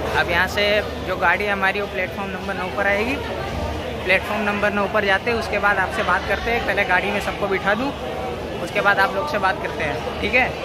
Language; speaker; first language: Hindi; non-native, local second language; Gujarati